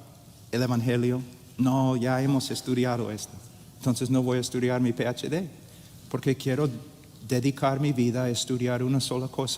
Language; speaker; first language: Spanish; non-native, fluent; English